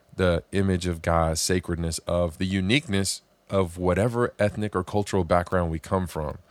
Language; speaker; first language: English; native; English